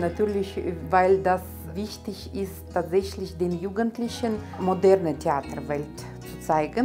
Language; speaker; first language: German; non-native, fluent; Russian